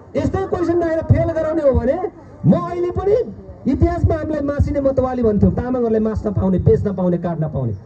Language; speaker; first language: Nepali; non-native, local second language; Eastern Tamang